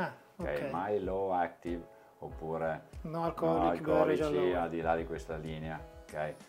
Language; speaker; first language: Italian; native; Italian